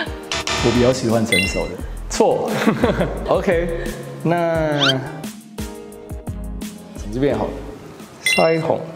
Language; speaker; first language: Chinese; non-native, fluent; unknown